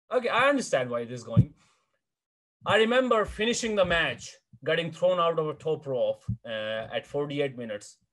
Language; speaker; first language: English; non-native, local second language; Hindi